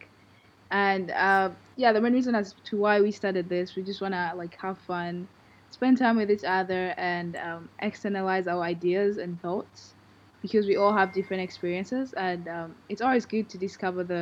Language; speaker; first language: English; non-native, local second language; Ganda